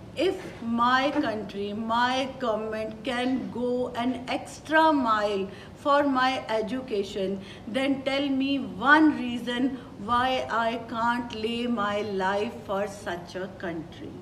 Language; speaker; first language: English; non-native, local second language; Punjabi